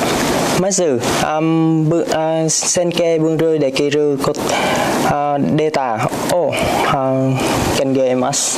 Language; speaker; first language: Japanese; non-native, learner; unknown